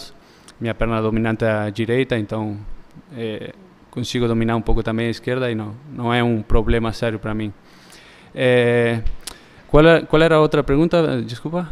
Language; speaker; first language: Portuguese; early bilingual, heritage; Spanish